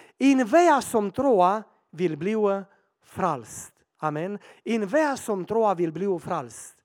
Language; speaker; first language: Norwegian; non-native, learner; Romanian